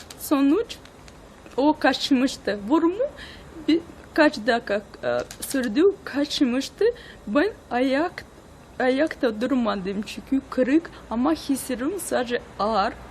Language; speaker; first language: Turkish; non-native, learner; Russian